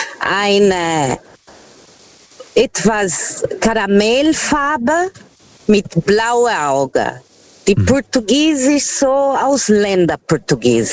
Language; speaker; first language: German; non-native, fluent; Portuguese